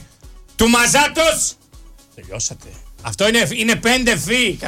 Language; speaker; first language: Greek; native; Greek